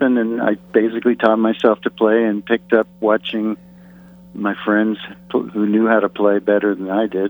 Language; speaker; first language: English; native; English